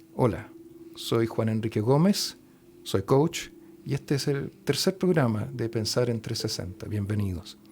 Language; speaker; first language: Spanish; native; Spanish